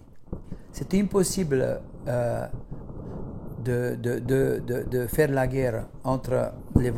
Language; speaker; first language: French; non-native, fluent; Macedonian